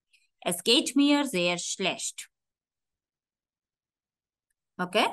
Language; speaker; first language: German; non-native, fluent; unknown